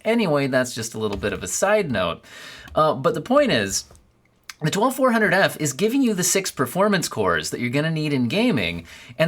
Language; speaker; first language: English; native; English